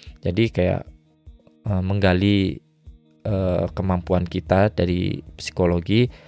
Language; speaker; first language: Indonesian; native; Indonesian